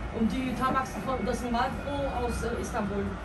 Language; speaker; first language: German; non-native, learner; Turkish